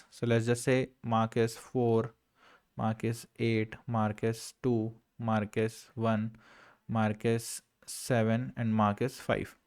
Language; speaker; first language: English; non-native, local second language; Hindi